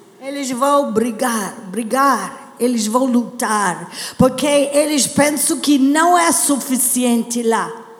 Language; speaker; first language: Portuguese; non-native, learner; English